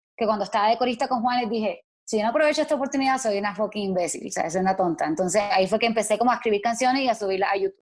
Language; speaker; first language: Spanish; native; Spanish